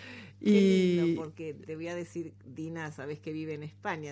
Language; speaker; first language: Spanish; native; Spanish